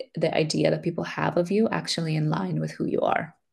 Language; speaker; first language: English; early bilingual, other home language; Macedonian